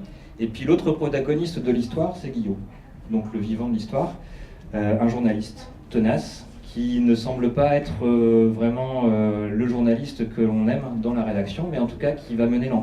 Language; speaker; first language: French; native; French